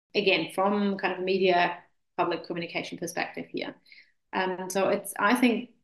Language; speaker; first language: English; non-native, fluent; German